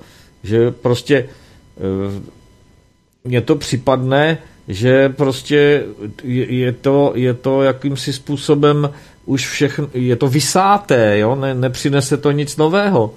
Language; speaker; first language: Czech; native; Czech